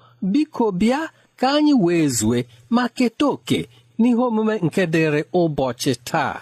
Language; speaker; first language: Igbo; native; Igbo